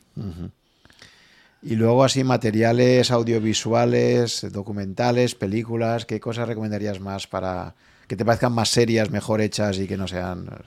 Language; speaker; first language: Spanish; native; Spanish